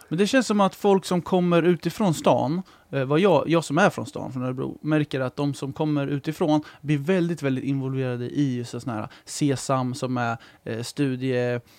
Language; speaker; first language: Swedish; native; Swedish